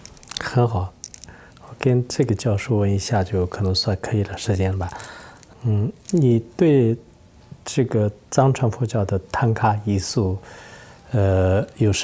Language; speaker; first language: Chinese; non-native, local second language; Tibetan